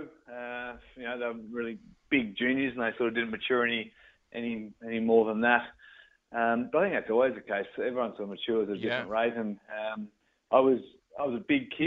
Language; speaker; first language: English; native; English